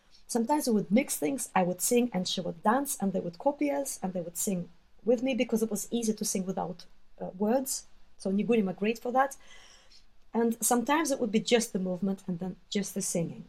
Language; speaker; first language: English; non-native, fluent; Russian